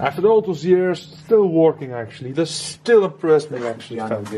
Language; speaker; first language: English; non-native, fluent; Dutch